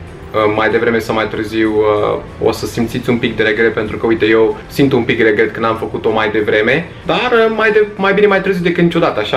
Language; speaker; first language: Romanian; native; Romanian